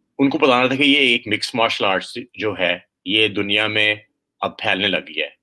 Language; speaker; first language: Urdu; early bilingual, heritage; Urdu